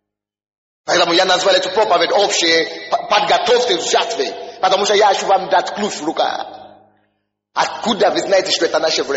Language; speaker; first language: Russian; non-native, fluent; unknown